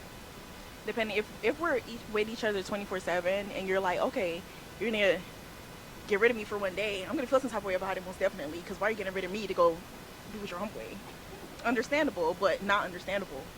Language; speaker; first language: English; native; English